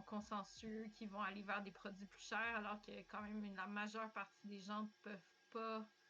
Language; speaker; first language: French; native; French